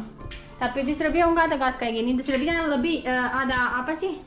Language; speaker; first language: Indonesian; non-native, learner; Serbian